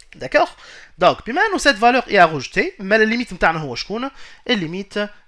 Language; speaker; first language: French; non-native, local second language; Arabic